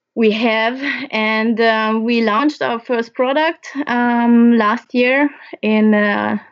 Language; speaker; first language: English; early bilingual, other home language; Hungarian